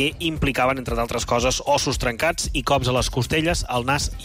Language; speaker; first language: Catalan; native; Catalan